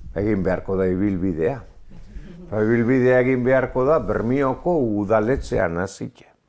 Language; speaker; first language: Basque; native; Basque